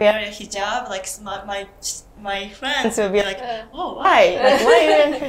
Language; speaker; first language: English; non-native, learner; Japanese